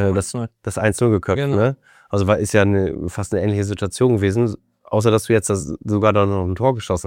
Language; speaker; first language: German; native; German